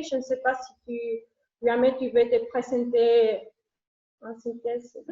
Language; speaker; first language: French; non-native, learner; Spanish